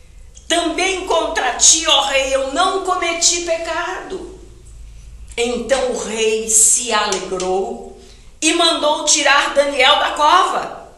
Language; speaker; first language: Portuguese; native; Portuguese